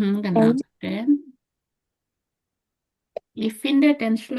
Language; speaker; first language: German; non-native, fluent; Indonesian